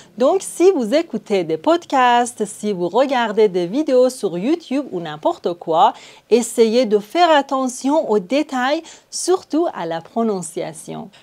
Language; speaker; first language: French; non-native, fluent; Persian